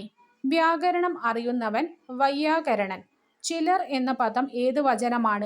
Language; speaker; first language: Malayalam; native; Malayalam